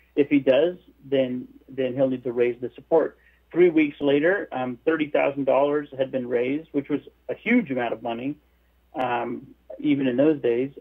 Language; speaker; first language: English; native; English